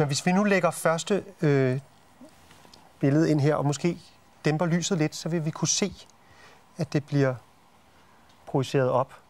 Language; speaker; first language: Danish; native; Danish